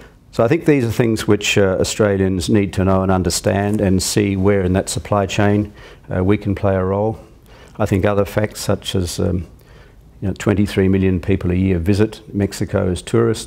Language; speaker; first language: English; native; English